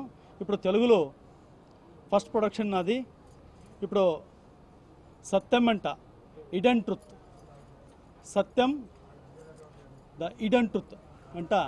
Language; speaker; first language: Telugu; non-native, learner; Kannada